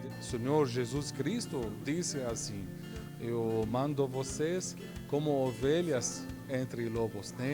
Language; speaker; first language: Portuguese; non-native, fluent; Arabic